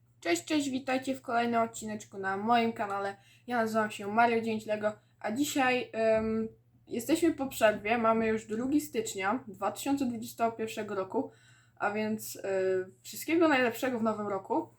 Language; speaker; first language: Polish; native; Polish